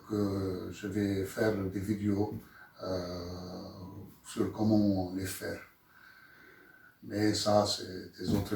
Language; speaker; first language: French; non-native, local second language; Arabic